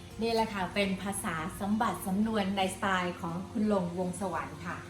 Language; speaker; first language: Thai; native; Thai